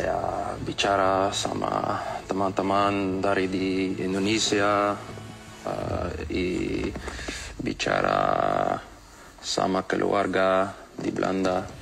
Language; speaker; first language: Indonesian; non-native, learner; Dutch